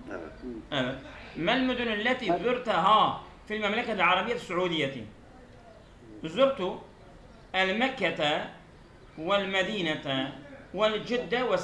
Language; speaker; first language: Arabic; non-native, fluent; Turkish